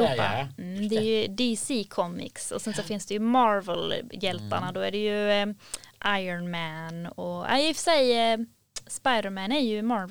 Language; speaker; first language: Swedish; native; Swedish